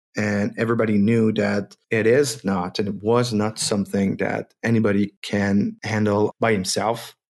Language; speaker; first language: English; non-native, fluent; French